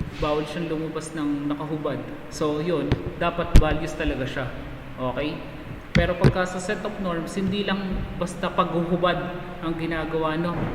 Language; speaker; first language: Filipino; native; Filipino